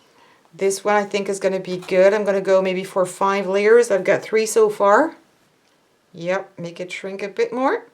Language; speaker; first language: English; non-native, fluent; French